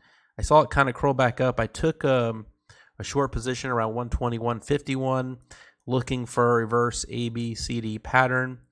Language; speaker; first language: English; native; English